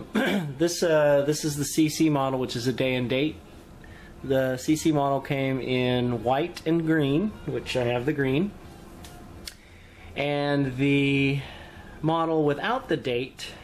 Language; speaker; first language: English; native; English